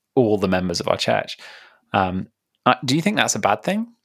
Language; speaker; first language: English; native; English